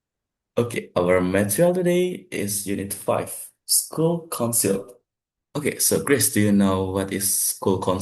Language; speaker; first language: English; non-native, fluent; Indonesian